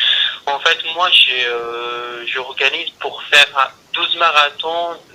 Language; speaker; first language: French; non-native, learner; Arabic